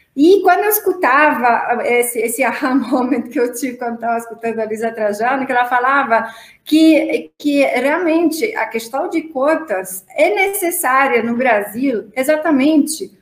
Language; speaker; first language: Portuguese; non-native, fluent; Romanian